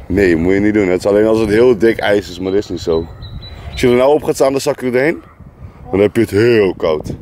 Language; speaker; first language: Dutch; native; Dutch